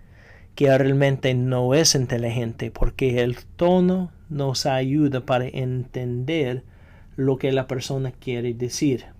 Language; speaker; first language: Spanish; non-native, fluent; English